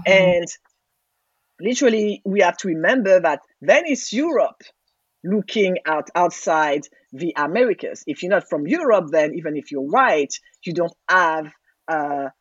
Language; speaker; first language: English; non-native, fluent; French